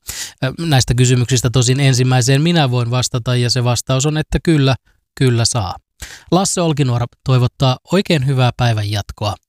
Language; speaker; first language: Finnish; native; Finnish